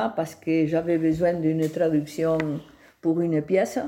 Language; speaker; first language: French; non-native, fluent; Spanish